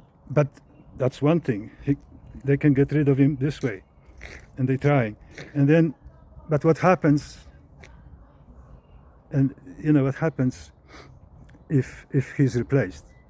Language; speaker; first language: English; non-native, fluent; Polish